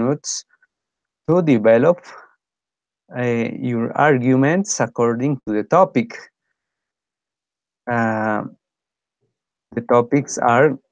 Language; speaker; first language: English; non-native, fluent; Spanish